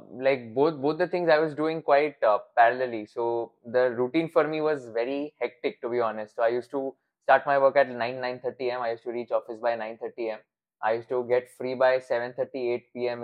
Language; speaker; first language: English; non-native, local second language; Hindi